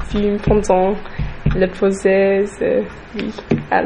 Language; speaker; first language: French; non-native, learner; English